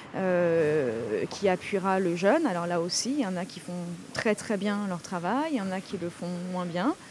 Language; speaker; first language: French; native; French